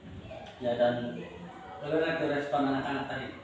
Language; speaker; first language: Indonesian; native; Indonesian